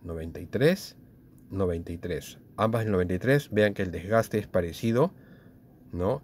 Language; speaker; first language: Spanish; native; Spanish